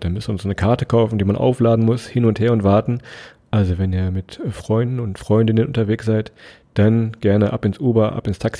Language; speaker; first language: German; native; German